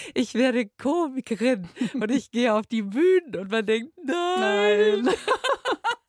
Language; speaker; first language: German; native; German